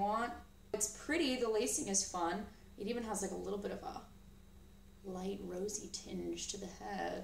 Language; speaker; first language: English; native; English